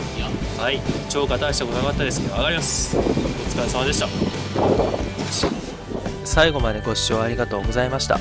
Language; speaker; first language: Japanese; native; Japanese